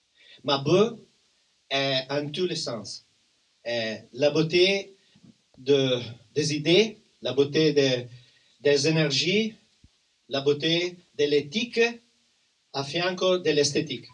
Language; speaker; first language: French; non-native, learner; Italian